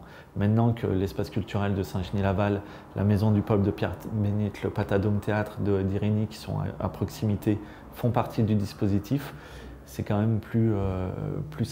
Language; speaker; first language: French; native; French